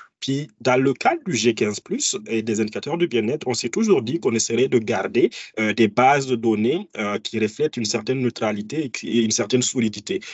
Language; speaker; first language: French; native; French